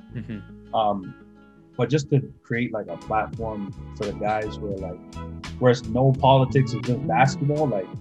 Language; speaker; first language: English; native; English